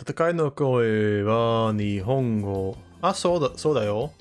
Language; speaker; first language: Japanese; non-native, learner; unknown